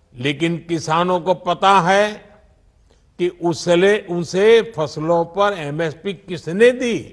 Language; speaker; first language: Hindi; non-native, local second language; Gujarati